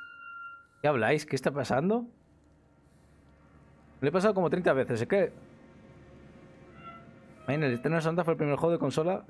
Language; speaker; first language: Spanish; native; Spanish